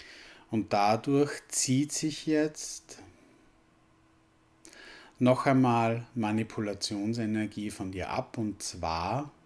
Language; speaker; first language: German; native; German